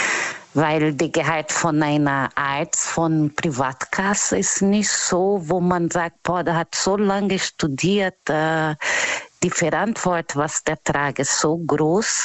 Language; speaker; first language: German; non-native, fluent; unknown